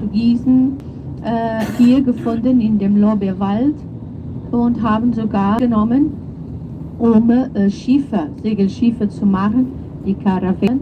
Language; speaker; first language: German; non-native, fluent; Portuguese